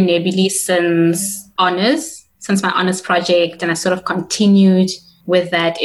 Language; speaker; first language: English; non-native, local second language; Tswana